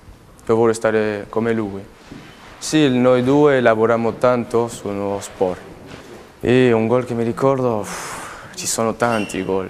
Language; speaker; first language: Italian; non-native, fluent; Spanish